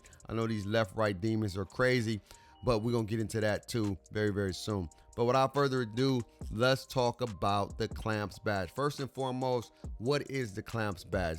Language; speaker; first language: English; native; English